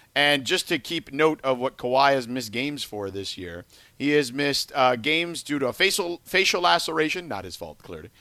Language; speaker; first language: English; native; English